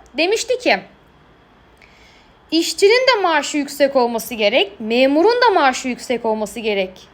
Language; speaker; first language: Turkish; native; Turkish